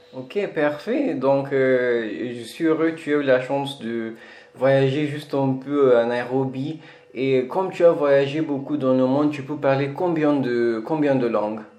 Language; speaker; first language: French; non-native, fluent; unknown